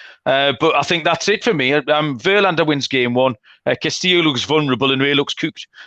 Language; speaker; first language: English; native; English